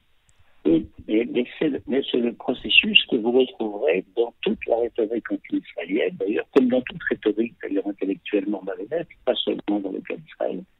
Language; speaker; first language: French; native; French